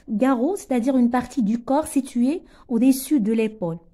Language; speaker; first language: French; non-native, local second language; Arabic